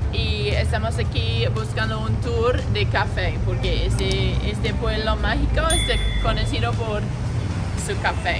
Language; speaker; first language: Spanish; non-native, learner; English